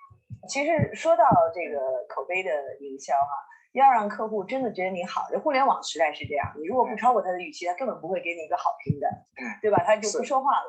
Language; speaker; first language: Chinese; native; Chinese